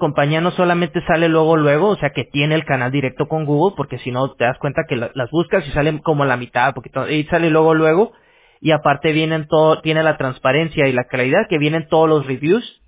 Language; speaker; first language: Spanish; native; Spanish